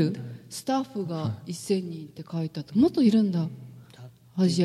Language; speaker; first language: Japanese; native; Japanese